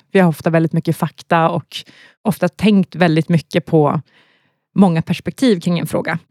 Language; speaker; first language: Swedish; native; Swedish